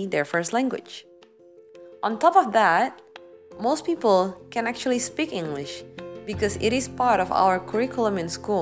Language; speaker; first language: English; non-native, fluent; Indonesian